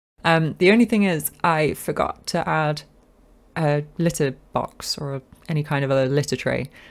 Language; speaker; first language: English; native; English